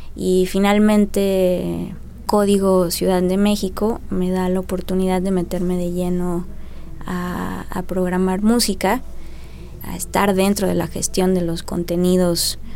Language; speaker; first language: Spanish; native; Spanish